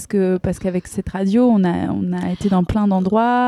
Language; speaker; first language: French; native; French